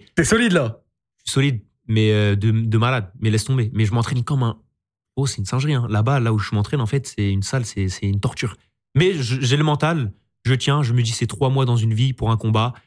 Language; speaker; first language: French; native; French